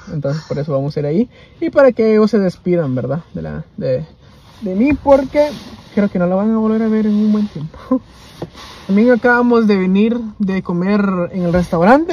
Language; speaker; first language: Spanish; early bilingual, heritage; Spanish